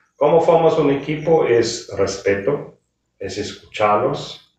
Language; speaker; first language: Spanish; non-native, fluent; German